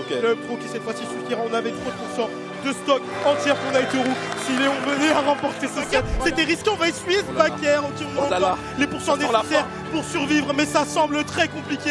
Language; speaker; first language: French; native; French